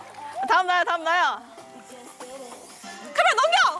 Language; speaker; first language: Korean; native; Korean